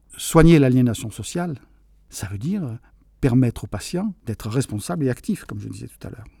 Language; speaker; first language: French; early bilingual, other home language; Catalan